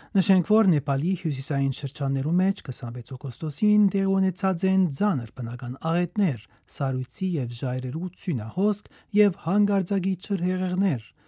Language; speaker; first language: Armenian; early bilingual, heritage; Armenian